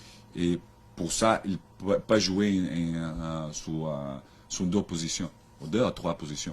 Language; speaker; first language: French; non-native, learner; Portuguese